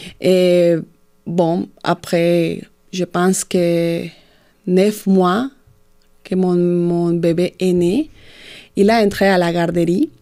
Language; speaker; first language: French; non-native, fluent; Spanish